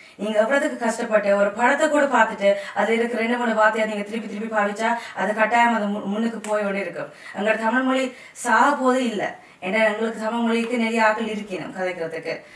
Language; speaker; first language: Tamil; early bilingual, heritage; Tamil